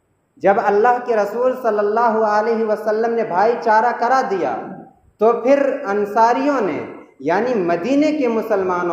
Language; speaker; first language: Urdu; native; Urdu